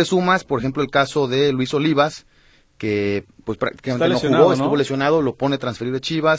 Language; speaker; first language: Spanish; native; Spanish